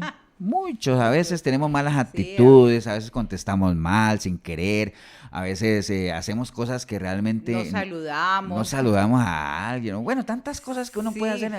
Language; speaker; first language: Spanish; native; Spanish